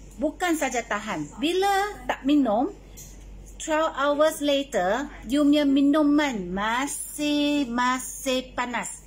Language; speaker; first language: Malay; non-native, local second language; Min Nan Chinese